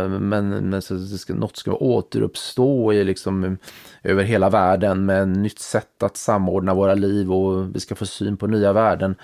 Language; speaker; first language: Swedish; native; Swedish